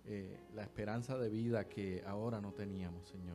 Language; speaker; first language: Spanish; native; Spanish